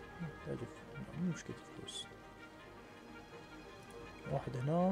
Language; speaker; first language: Arabic; native; Arabic